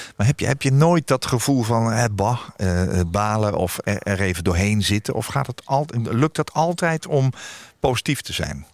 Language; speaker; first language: Dutch; native; Dutch